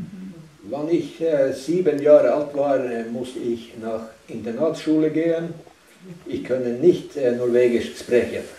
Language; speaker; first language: German; non-native, learner; Northern Sami